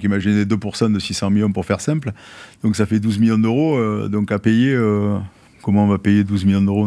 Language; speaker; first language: French; native; French